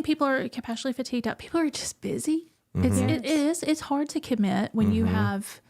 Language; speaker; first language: English; native; English